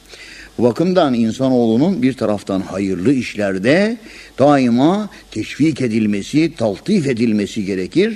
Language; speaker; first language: Turkish; native; Turkish